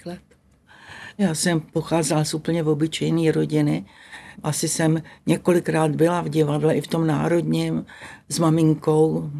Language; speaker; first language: Czech; native; Czech